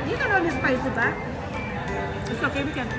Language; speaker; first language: English; non-native, local second language; Filipino